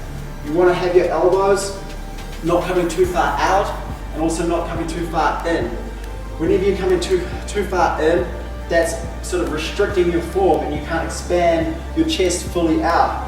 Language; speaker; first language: English; native; English